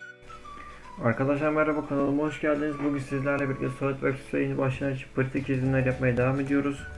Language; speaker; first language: Turkish; native; Turkish